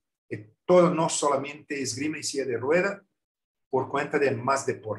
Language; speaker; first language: Spanish; non-native, learner; Portuguese